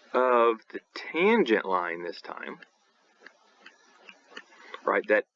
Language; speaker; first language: English; native; English